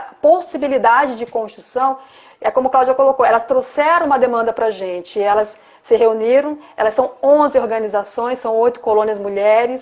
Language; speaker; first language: Portuguese; native; Portuguese